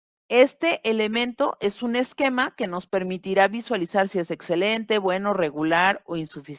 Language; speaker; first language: Spanish; native; Spanish